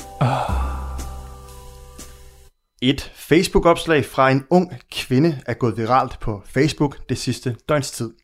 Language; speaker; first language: Danish; native; Danish